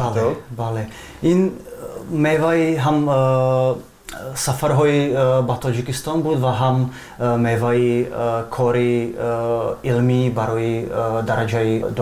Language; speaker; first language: Persian; non-native, fluent; Czech